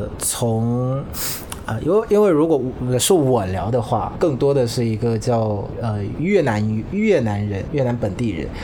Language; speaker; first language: Chinese; non-native, fluent; Vietnamese